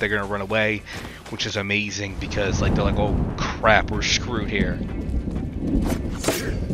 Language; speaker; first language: English; native; English